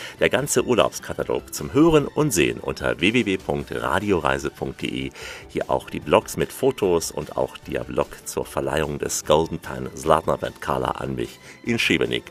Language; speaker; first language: German; native; German